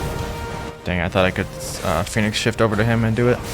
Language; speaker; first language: English; native; English